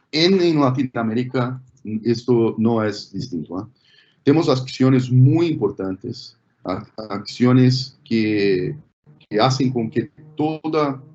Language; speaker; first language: Spanish; non-native, fluent; Portuguese